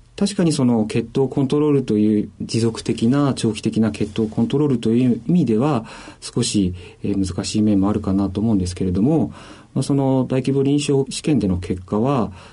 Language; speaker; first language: Japanese; native; Japanese